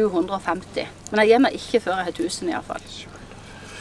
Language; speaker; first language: Norwegian; native; Norwegian